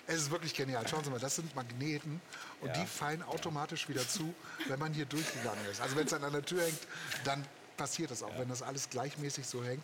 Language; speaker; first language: German; native; German